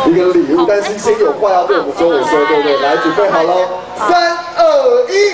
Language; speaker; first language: Chinese; native; Chinese